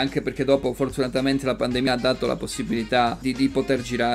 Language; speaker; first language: Italian; native; Italian